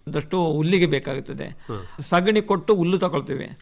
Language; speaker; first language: Kannada; native; Kannada